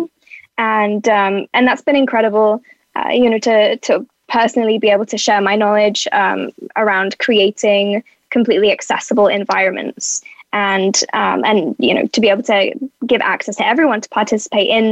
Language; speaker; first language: English; native; English